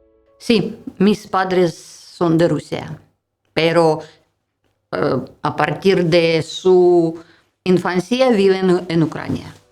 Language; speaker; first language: Spanish; non-native, learner; Russian